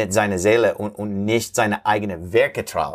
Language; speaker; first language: German; non-native, fluent; English